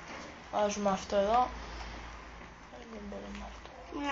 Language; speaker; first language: Greek; native; Greek